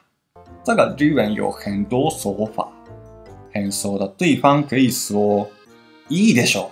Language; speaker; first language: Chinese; non-native, fluent; Japanese